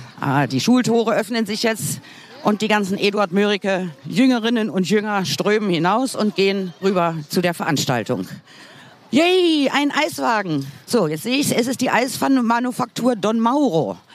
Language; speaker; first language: German; native; German